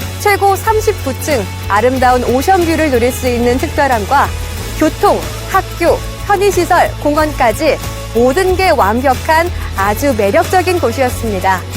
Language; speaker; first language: Korean; native; Korean